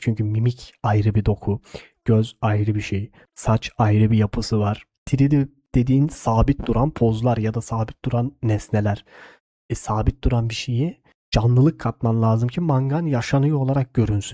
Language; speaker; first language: Turkish; native; Turkish